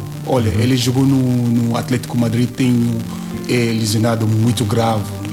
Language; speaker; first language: Portuguese; non-native, learner; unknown